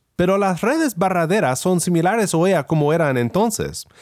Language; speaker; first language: Spanish; native; Spanish